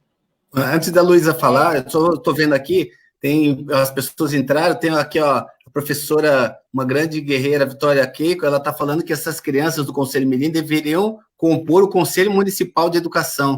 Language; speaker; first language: Portuguese; native; Portuguese